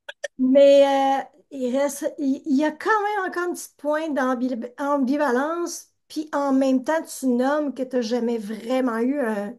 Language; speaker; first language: French; native; French